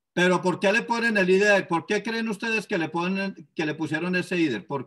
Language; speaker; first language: Spanish; native; Spanish